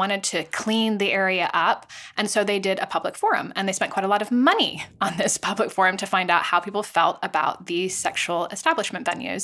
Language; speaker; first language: English; native; English